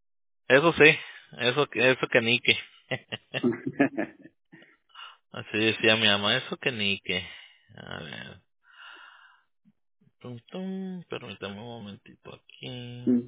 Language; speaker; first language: Spanish; early bilingual, heritage; Spanish